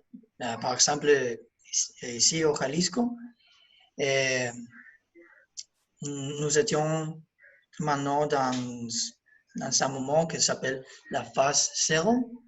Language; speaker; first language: French; non-native, learner; Spanish